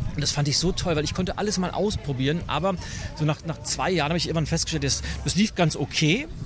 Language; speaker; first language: German; native; German